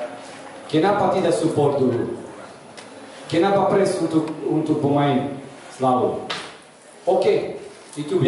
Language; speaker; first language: Indonesian; non-native, learner; Serbian